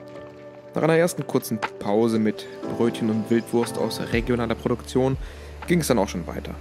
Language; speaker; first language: German; native; German